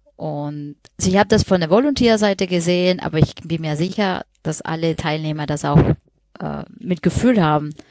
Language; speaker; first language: German; non-native, fluent; Spanish